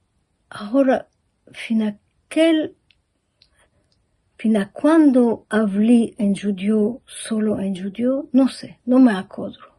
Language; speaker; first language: Spanish; early bilingual, heritage; Ladino